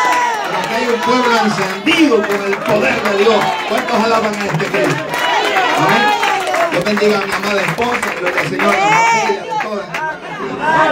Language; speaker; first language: Spanish; native; Spanish